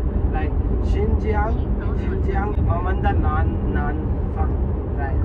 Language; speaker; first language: Chinese; non-native, learner; Urdu